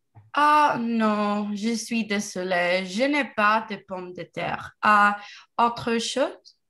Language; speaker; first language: French; non-native, learner; English